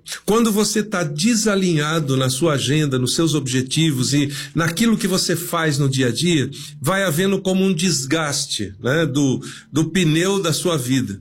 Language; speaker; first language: Portuguese; native; Portuguese